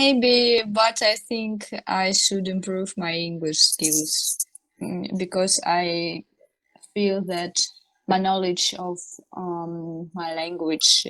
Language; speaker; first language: English; non-native, learner; Russian